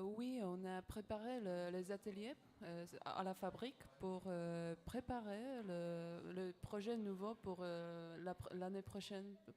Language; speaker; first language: French; non-native, learner; Polish